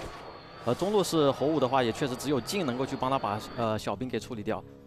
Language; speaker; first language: Chinese; native; Chinese